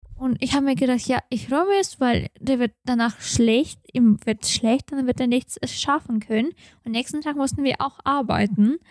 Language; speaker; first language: German; non-native, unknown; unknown